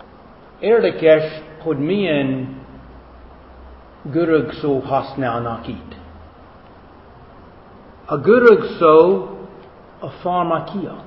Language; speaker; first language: Hungarian; non-native, fluent; English